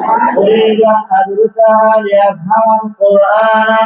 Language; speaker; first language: Arabic; non-native, learner; Bangla